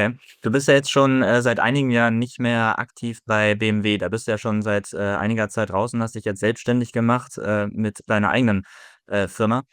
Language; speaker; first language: German; native; German